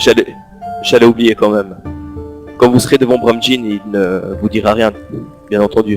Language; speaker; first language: French; native; French